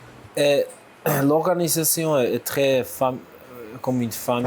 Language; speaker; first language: French; non-native, local second language; German